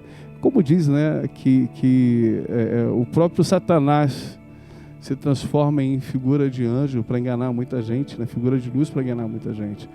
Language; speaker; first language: Portuguese; native; Portuguese